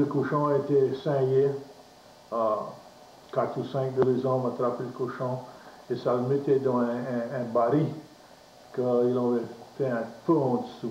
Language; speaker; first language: French; native; French